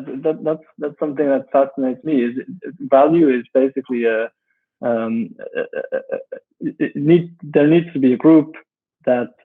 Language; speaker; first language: English; non-native, fluent; German